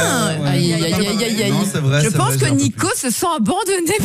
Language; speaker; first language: French; native; French